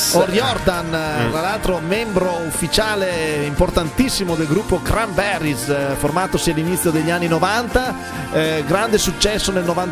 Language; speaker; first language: Italian; native; Italian